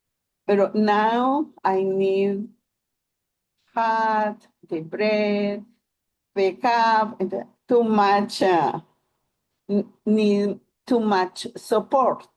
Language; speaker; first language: English; non-native, learner; Spanish